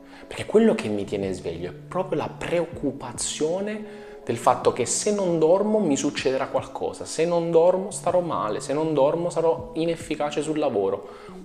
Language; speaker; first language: Italian; native; Italian